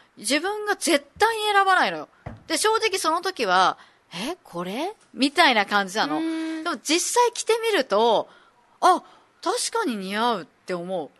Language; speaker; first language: Japanese; native; Japanese